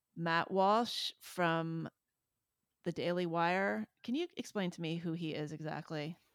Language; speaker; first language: English; native; English